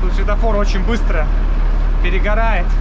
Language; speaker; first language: Russian; native; Russian